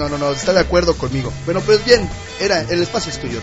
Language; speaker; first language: Spanish; native; Spanish